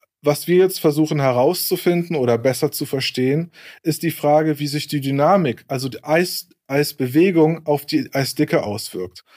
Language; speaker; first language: German; native; German